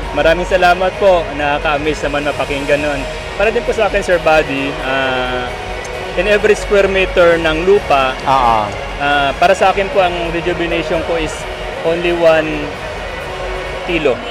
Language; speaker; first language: Filipino; native; Filipino